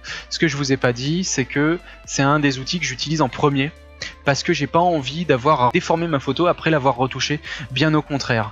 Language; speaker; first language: French; native; French